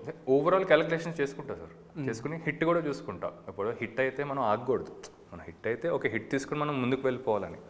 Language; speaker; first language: Telugu; native; Telugu